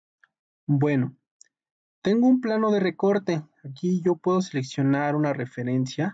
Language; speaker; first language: Spanish; native; Spanish